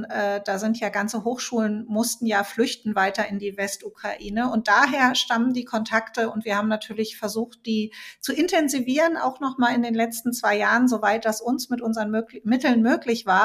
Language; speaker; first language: German; native; German